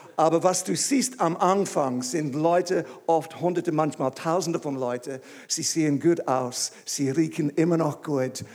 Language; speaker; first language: German; non-native, fluent; English